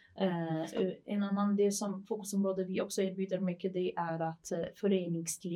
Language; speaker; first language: Swedish; non-native, fluent; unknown